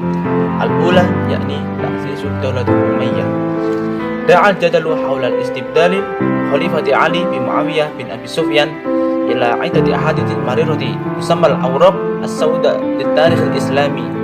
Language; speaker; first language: Arabic; non-native, learner; Indonesian